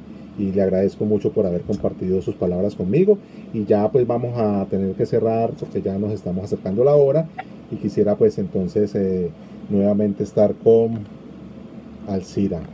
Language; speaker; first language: Spanish; native; Spanish